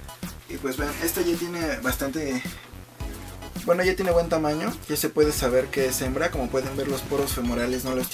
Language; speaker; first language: Spanish; native; Spanish